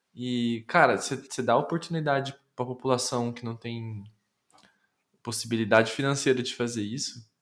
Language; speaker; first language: Portuguese; native; Portuguese